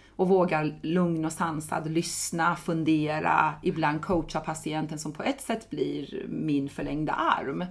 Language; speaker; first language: Swedish; non-native, fluent; Persian